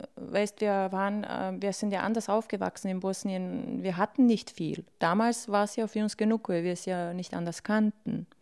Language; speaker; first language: German; early bilingual, other home language; Bosnian